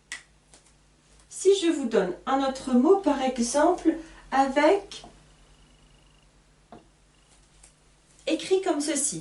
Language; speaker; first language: French; native; French